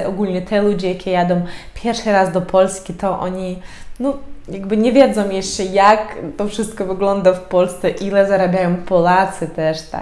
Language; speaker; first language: Polish; non-native, fluent; Ukrainian